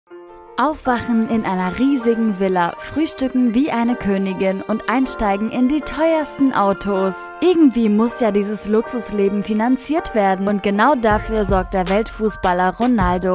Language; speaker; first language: German; native; German